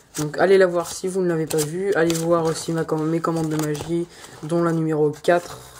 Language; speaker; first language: French; native; French